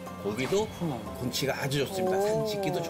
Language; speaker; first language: Korean; native; Korean